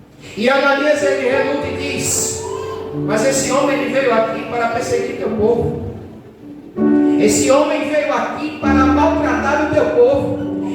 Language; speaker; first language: Portuguese; native; Portuguese